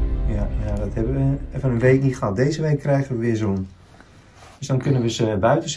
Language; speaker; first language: Dutch; native; Dutch